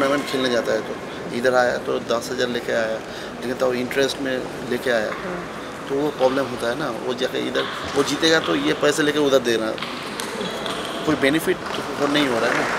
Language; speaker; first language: Hindi; non-native, local second language; Bangla